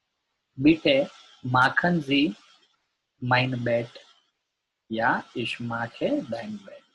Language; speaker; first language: German; non-native, learner; Gujarati